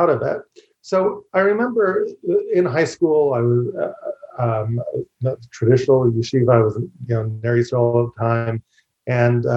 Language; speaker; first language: English; native; English